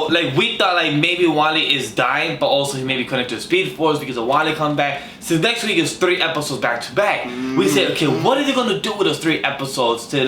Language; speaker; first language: English; native; English